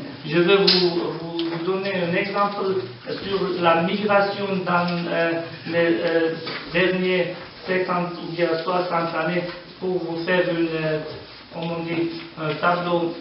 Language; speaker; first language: French; non-native, learner; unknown